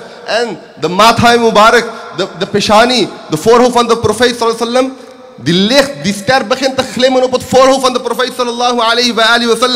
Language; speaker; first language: Dutch; early bilingual, other home language; Urdu